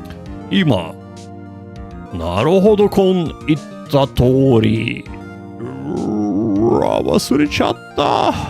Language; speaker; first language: Japanese; non-native, learner; English